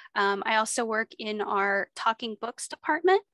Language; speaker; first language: English; native; English